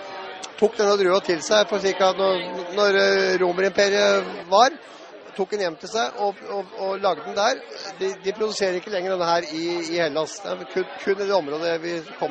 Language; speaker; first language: Norwegian; native; Norwegian